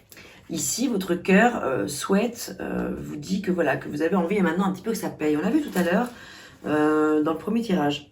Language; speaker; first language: French; native; French